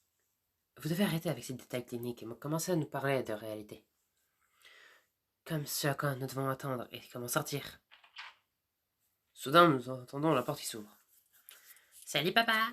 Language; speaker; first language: French; native; French